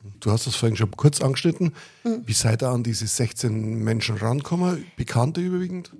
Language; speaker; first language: German; native; German